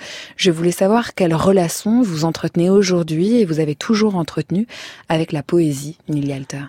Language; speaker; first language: French; native; French